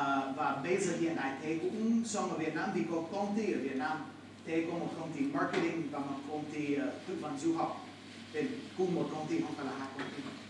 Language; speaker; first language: Vietnamese; non-native, fluent; English